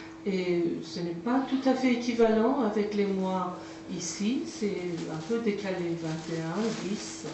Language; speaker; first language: French; non-native, fluent; Persian